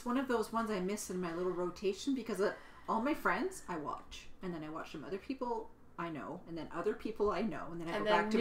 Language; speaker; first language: English; native; English